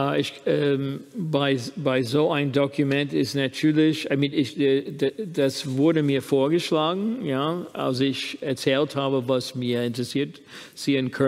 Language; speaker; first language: German; non-native, fluent; English